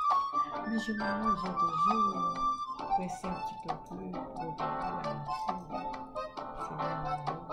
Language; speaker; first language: French; non-native, local second language; Haitian Creole